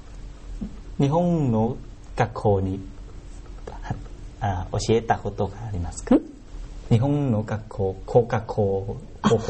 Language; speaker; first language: Japanese; non-native, learner; Thai